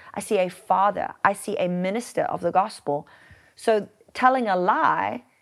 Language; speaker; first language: English; native; English